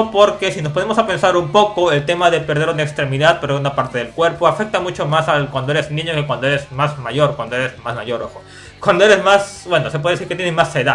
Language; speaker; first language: Spanish; native; Spanish